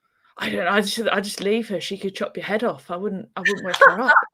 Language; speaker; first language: English; native; English